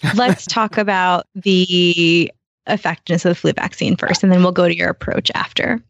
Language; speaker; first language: English; early bilingual, other home language; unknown